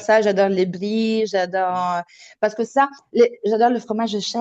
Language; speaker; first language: French; non-native, fluent; Italian